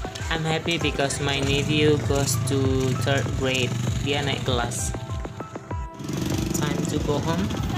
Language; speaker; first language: English; non-native, learner; Indonesian